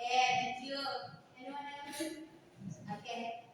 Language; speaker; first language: English; non-native, learner; Indonesian